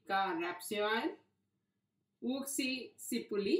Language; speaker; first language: Finnish; non-native, learner; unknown